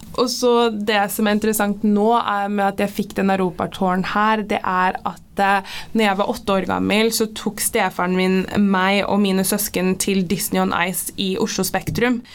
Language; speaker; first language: Norwegian; early bilingual, other home language; English